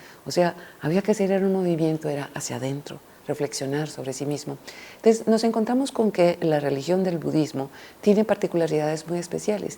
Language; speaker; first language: Spanish; native; Spanish